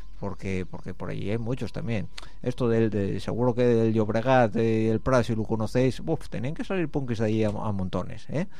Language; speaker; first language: Spanish; native; Spanish